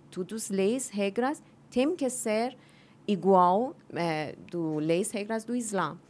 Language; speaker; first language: Portuguese; non-native, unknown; Persian